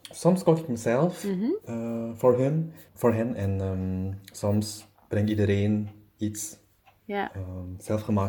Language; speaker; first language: Dutch; non-native, learner; German